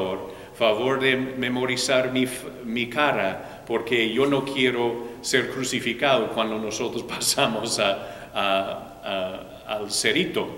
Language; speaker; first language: Spanish; non-native, fluent; English